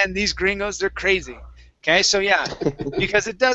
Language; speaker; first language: English; native; English